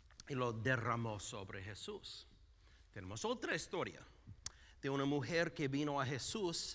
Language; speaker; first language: Spanish; non-native, fluent; English